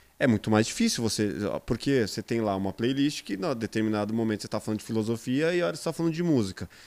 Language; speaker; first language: Portuguese; native; Portuguese